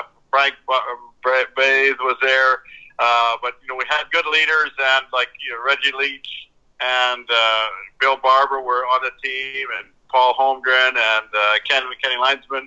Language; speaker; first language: English; native; English